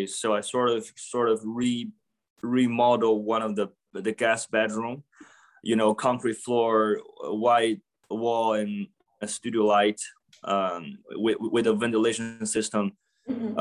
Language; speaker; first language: English; non-native, fluent; Chinese